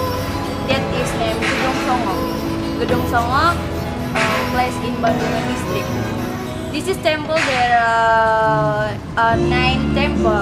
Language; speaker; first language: English; non-native, learner; Indonesian